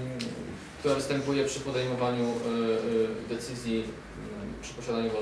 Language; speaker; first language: Polish; native; Polish